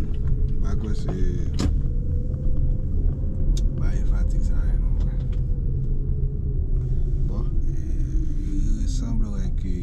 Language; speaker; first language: French; non-native, learner; Haitian Creole